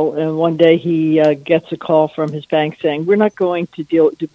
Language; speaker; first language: English; native; English